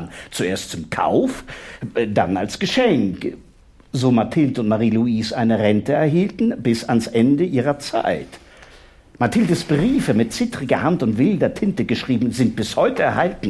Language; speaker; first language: German; native; German